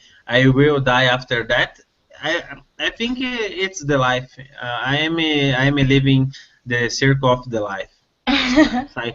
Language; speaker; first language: English; non-native, learner; Portuguese